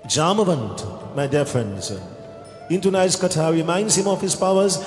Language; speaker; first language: English; native; English